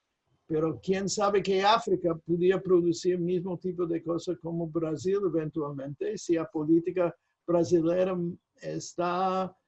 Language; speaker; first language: Spanish; non-native, fluent; English